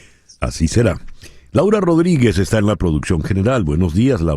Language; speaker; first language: Spanish; native; Spanish